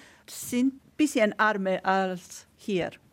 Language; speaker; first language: German; non-native, learner; Romanian